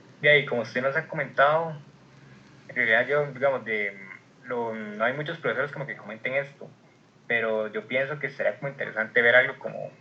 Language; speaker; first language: Spanish; native; Spanish